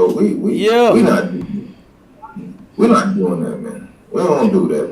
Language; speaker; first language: English; native; English